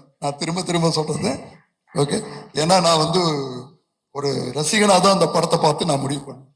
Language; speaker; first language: Tamil; native; Tamil